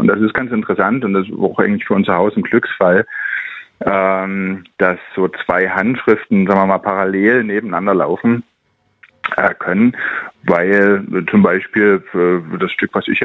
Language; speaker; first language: German; native; German